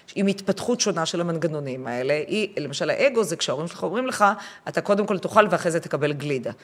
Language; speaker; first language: Hebrew; native; Hebrew